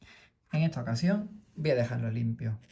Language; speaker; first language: Spanish; native; Spanish